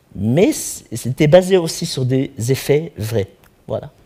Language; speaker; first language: French; non-native, local second language; Arabic